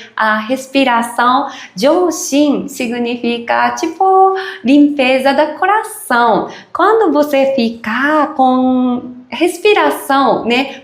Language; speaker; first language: Portuguese; non-native, learner; Japanese